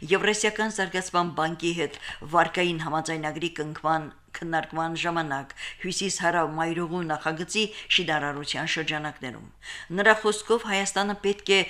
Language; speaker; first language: Armenian; native; Armenian